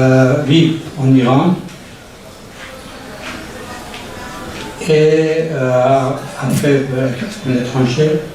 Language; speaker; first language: French; non-native, learner; Persian